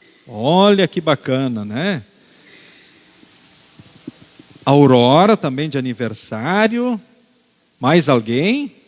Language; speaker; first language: Portuguese; native; Portuguese